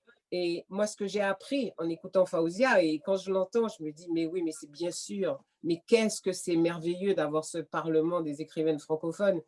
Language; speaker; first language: French; native; French